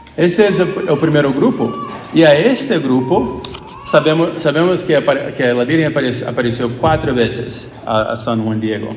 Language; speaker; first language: Spanish; non-native, fluent; English